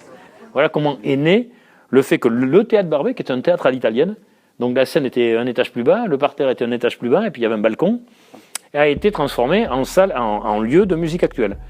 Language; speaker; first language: French; native; French